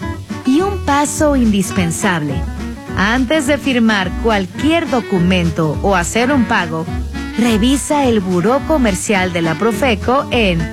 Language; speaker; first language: Spanish; native; Spanish